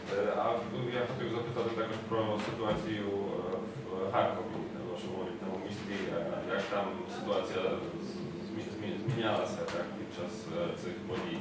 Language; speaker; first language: Ukrainian; non-native, fluent; Polish